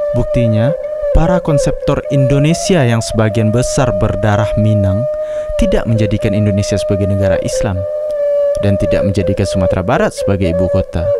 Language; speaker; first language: Indonesian; non-native, local second language; Minangkabau